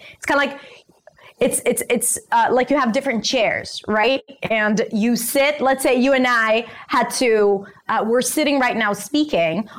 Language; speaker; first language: English; non-native, fluent; Hebrew